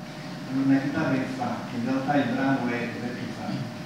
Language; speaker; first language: Italian; native; Italian